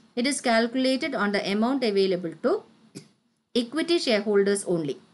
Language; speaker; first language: English; non-native, local second language; Malayalam